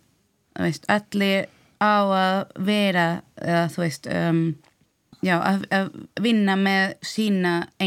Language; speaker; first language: Icelandic; non-native, learner; Spanish